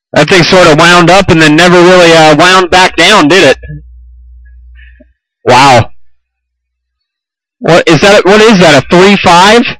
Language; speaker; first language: English; native; English